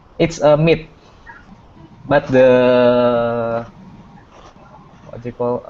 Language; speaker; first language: English; non-native, fluent; Indonesian